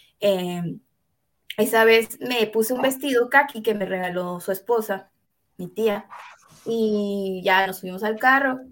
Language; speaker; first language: Spanish; native; Spanish